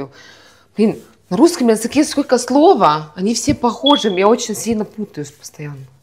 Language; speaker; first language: Russian; non-native, fluent; Estonian